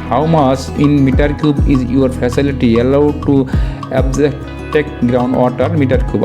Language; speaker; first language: English; non-native, local second language; Bangla